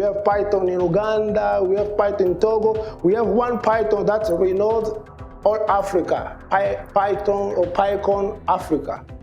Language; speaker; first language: English; non-native, learner; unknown